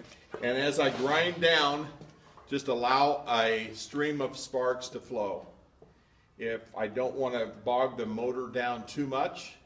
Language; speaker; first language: English; native; English